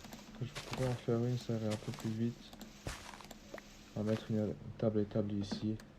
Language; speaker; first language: French; native; French